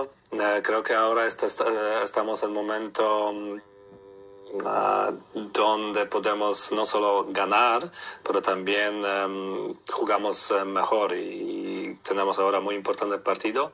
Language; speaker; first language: Spanish; non-native, learner; Polish